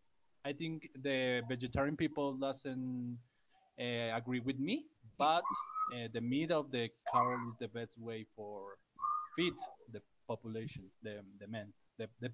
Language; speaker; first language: English; non-native, learner; Spanish